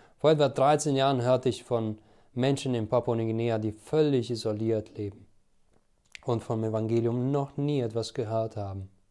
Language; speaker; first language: German; non-native, fluent; Albanian